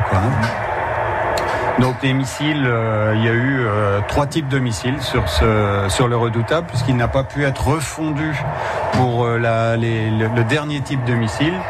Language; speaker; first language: French; native; French